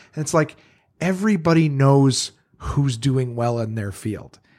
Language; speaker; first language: English; native; English